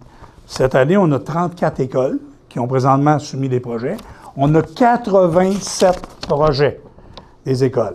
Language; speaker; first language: French; native; French